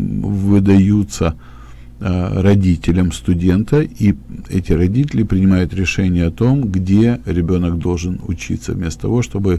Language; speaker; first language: Russian; native; Russian